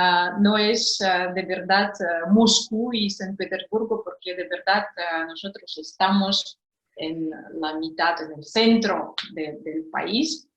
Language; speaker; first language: Spanish; non-native, fluent; Russian